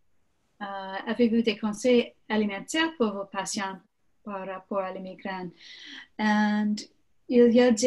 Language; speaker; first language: French; non-native, learner; English